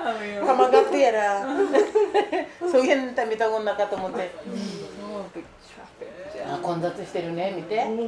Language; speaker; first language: Japanese; native; Japanese